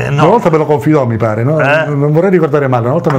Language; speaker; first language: Italian; native; Italian